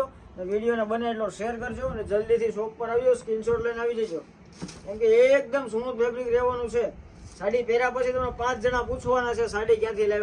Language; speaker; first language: Gujarati; native; Gujarati